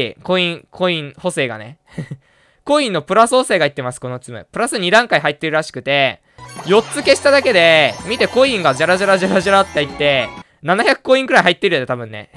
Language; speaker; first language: Japanese; native; Japanese